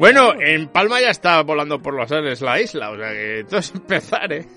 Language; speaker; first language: Spanish; native; Spanish